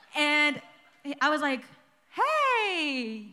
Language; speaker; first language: English; early bilingual, other home language; Spanish